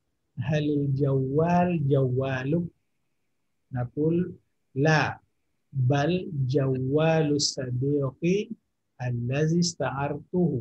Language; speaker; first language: Arabic; non-native, fluent; Indonesian